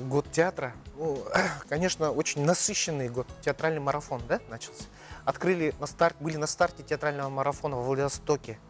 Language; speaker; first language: Russian; non-native, local second language; Yakut